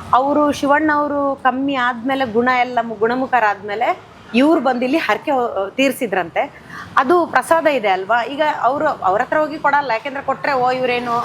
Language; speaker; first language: Kannada; native; Kannada